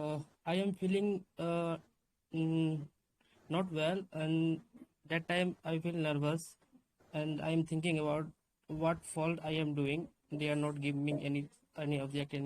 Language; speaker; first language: English; non-native, learner; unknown